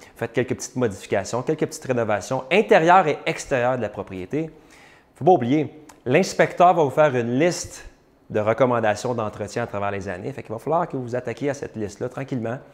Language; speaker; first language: French; native; French